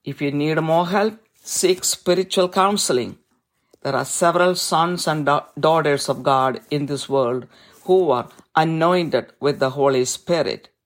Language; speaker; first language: English; non-native, local second language; Malayalam